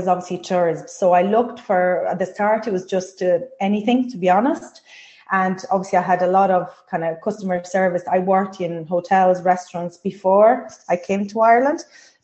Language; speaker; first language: English; non-native, fluent; Italian